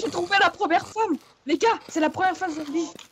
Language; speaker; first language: French; native; French